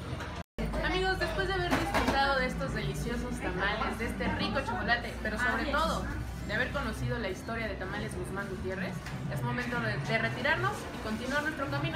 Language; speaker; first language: Spanish; native; Spanish